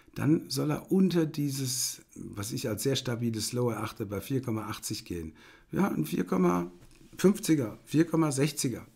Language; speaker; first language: German; native; German